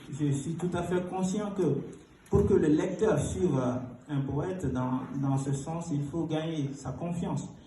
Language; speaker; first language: French; non-native, fluent; Fula